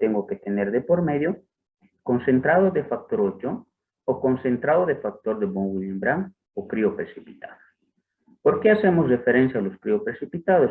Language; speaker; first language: Spanish; native; Spanish